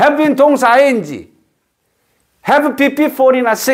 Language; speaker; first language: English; non-native, fluent; Korean